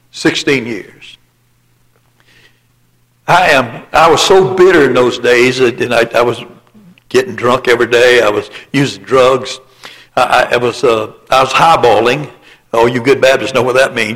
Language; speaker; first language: English; native; English